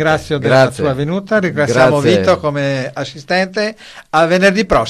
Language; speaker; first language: Italian; native; Italian